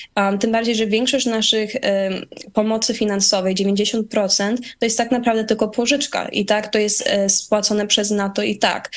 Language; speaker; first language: Polish; early bilingual, heritage; Polish